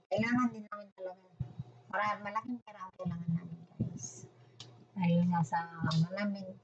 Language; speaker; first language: Filipino; non-native, local second language; Iloko